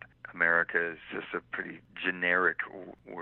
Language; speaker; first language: English; native; English